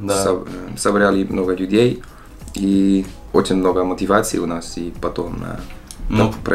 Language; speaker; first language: Russian; non-native, learner; Dutch